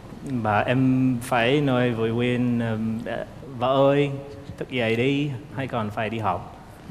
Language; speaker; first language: Vietnamese; non-native, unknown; English